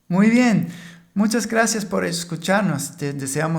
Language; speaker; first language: Spanish; non-native, fluent; German